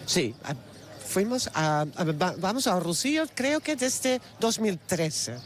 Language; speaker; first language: Spanish; non-native, learner; Dutch